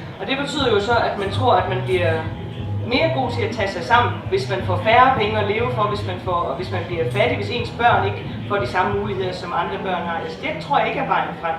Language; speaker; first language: Danish; native; Danish